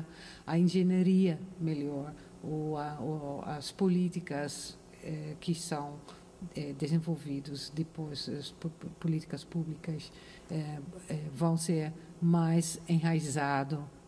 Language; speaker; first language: Portuguese; non-native, fluent; Dutch